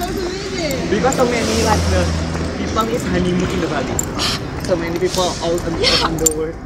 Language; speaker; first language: English; non-native, learner; Indonesian